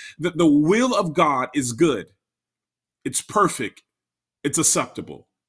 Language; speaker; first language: English; native; English